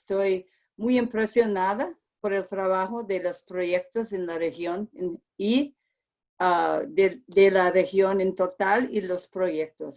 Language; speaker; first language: Spanish; non-native, learner; English